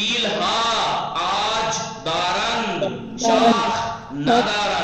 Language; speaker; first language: Persian; non-native, fluent; Urdu